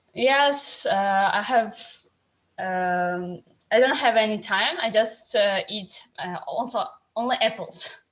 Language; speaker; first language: English; non-native, learner; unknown